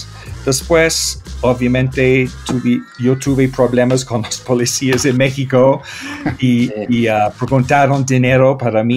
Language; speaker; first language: Spanish; non-native, fluent; English